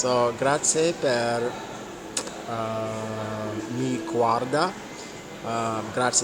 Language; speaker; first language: Italian; non-native, learner; English